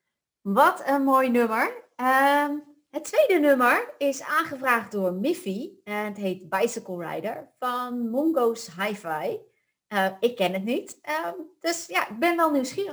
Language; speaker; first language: Dutch; native; Dutch